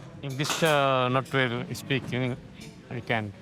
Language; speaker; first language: English; non-native, learner; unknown